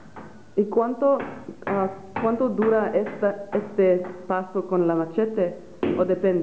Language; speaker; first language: Spanish; non-native, learner; English